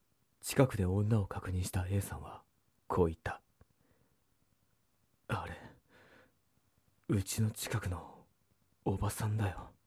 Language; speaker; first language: Japanese; native; Japanese